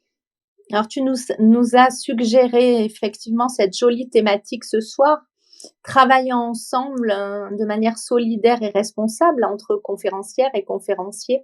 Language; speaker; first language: French; native; French